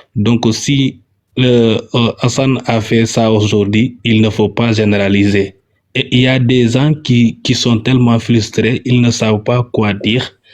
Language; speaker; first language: French; non-native, local second language; Wolof